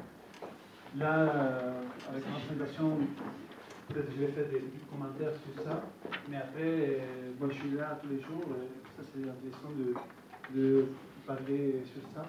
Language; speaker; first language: French; non-native, fluent; Italian